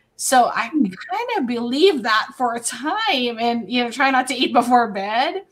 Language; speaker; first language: English; non-native, local second language; Filipino